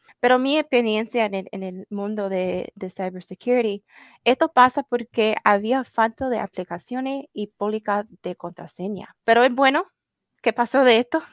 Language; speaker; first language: Spanish; early bilingual, heritage; Spanish